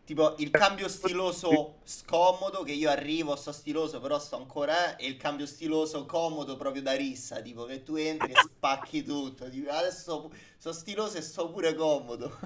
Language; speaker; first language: Italian; native; Italian